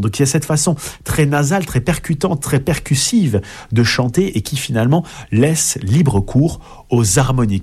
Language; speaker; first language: French; native; French